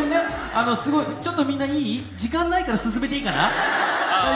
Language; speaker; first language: Japanese; native; Japanese